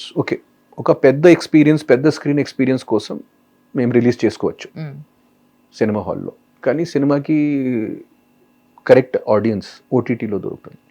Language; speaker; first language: Telugu; non-native, fluent; Hindi